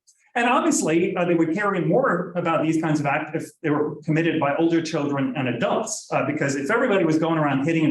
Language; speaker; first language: English; non-native, fluent; Norwegian